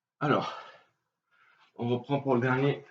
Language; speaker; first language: French; native; French